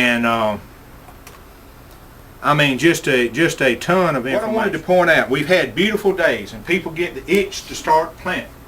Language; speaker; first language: English; native; English